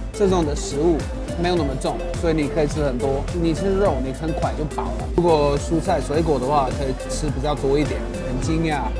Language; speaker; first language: Chinese; non-native, fluent; English